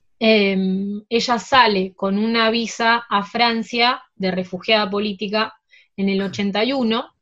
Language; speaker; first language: Spanish; early bilingual, heritage; Spanish